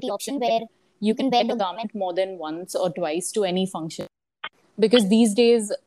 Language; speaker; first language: English; non-native, local second language; Gujarati